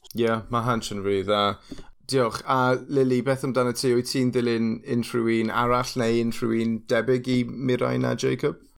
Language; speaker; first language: Welsh; non-native, local second language; English